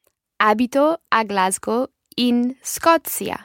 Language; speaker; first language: Italian; non-native, learner; English